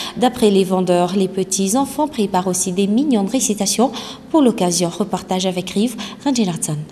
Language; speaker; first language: French; non-native, local second language; Malagasy